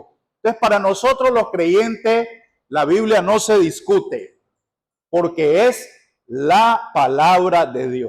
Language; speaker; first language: Spanish; native; Spanish